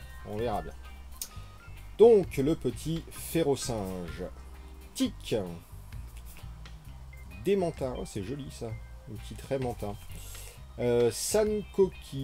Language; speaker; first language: French; native; French